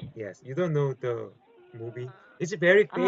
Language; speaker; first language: English; non-native, learner; Korean